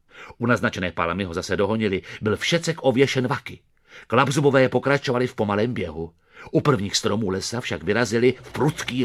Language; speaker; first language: Czech; native; Czech